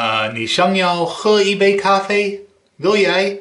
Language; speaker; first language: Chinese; non-native, fluent; Dutch